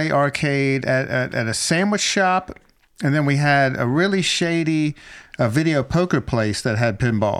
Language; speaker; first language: English; native; English